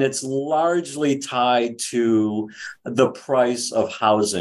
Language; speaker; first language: English; native; English